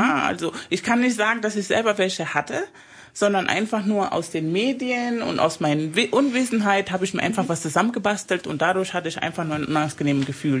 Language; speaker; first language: German; early bilingual, other home language; Spanish